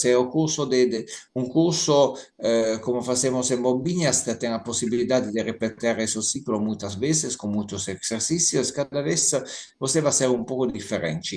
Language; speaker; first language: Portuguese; non-native, learner; Italian